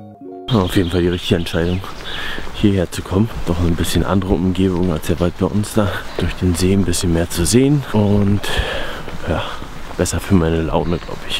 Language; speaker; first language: German; native; German